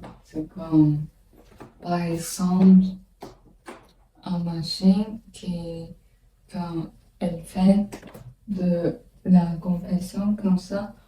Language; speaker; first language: French; non-native, learner; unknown